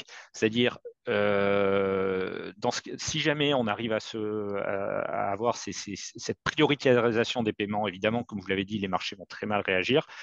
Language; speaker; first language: French; native; French